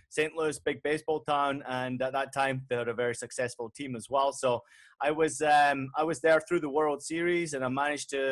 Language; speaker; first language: English; native; English